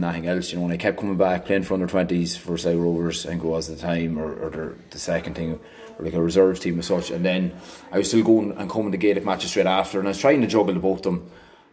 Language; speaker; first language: English; native; English